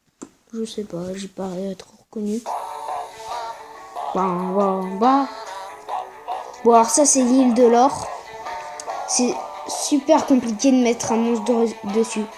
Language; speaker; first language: French; native; French